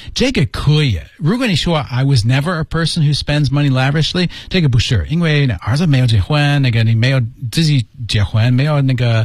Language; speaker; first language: Chinese; non-native, learner; English